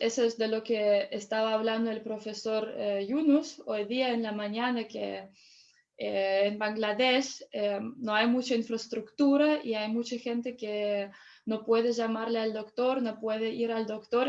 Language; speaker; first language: Spanish; non-native, fluent; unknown